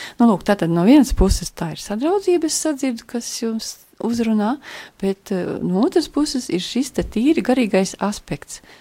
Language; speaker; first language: Latvian; native; Latvian